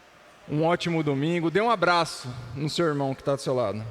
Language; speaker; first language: Portuguese; native; Portuguese